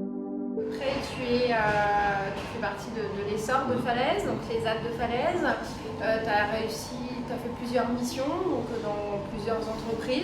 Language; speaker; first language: French; native; French